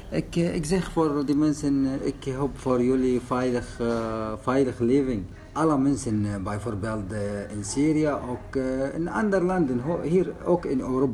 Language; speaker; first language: Dutch; non-native, learner; Arabic